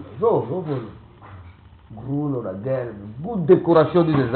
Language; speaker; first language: German; non-native, learner; Lingala